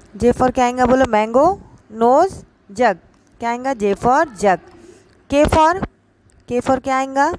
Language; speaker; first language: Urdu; native; Urdu